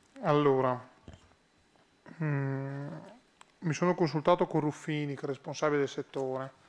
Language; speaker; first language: Italian; native; Italian